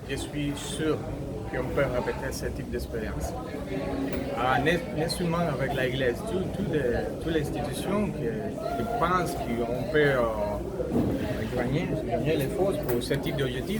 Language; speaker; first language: French; non-native, learner; Spanish